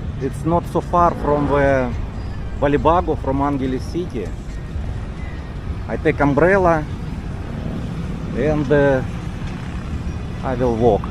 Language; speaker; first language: English; non-native, learner; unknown